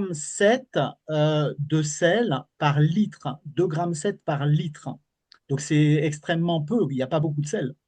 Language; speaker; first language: French; native; French